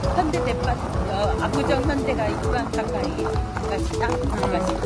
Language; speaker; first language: Japanese; non-native, fluent; Korean